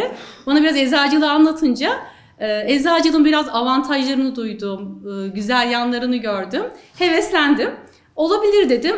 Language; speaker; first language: Turkish; native; Turkish